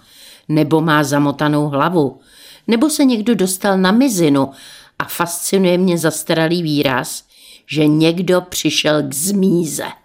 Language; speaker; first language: Czech; native; Czech